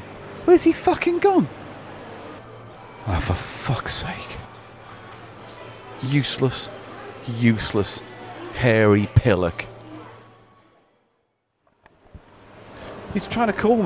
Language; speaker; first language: English; native; English